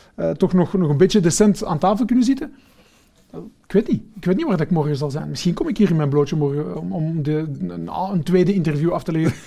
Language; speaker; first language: Dutch; early bilingual, other home language; Portuguese